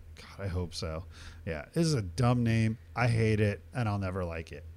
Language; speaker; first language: English; early bilingual, other home language; Hindi